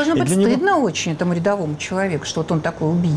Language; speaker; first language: Russian; native; Russian